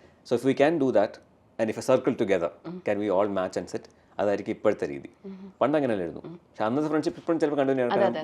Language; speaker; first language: Malayalam; early bilingual, heritage; Malayalam